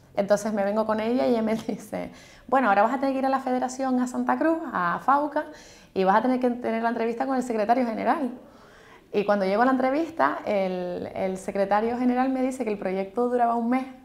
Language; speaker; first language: Spanish; native; Spanish